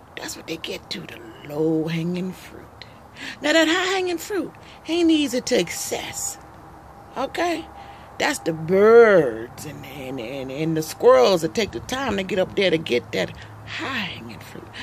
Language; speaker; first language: English; native; English